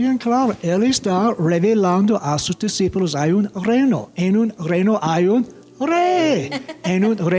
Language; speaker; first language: Spanish; non-native, fluent; English